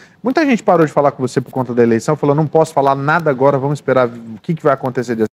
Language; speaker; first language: Portuguese; native; Portuguese